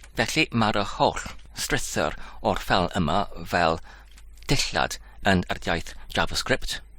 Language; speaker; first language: Welsh; non-native, local second language; English